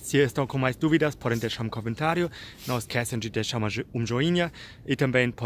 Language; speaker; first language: Portuguese; non-native, fluent; German